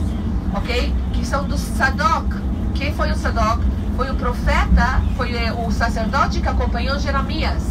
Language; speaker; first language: Portuguese; non-native, fluent; Hebrew